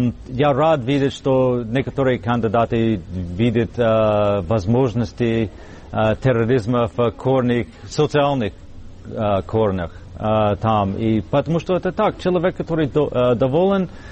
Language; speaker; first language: Russian; non-native, fluent; English